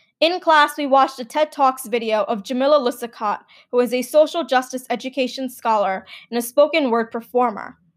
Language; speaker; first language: English; early bilingual, other home language; Gujarati